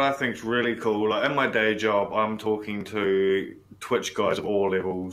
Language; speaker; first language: English; native; English